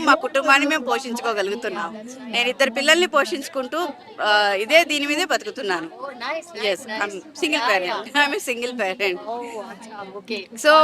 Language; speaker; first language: Telugu; native; Telugu